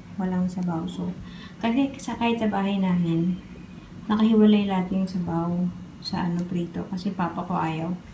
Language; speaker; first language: Filipino; native; Filipino